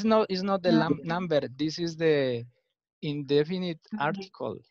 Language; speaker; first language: English; non-native, fluent; Spanish